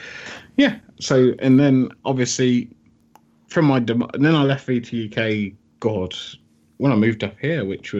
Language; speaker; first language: English; native; English